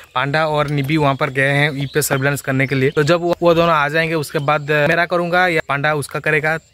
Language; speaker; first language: Hindi; non-native, local second language; Odia